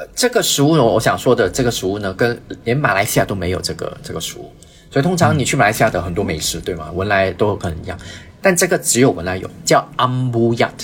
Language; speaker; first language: Chinese; early bilingual, heritage; Chinese